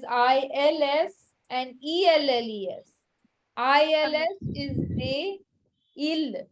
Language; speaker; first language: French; non-native, fluent; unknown